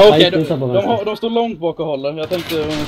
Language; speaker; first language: Swedish; native; Swedish